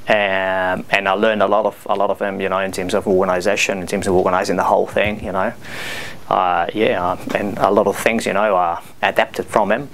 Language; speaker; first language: English; non-native, fluent; Spanish